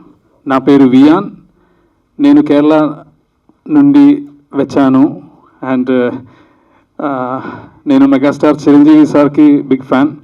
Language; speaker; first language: Telugu; non-native, learner; Malayalam